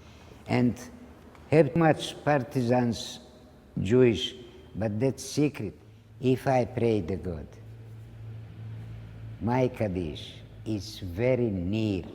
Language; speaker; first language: English; non-native, learner; Ladino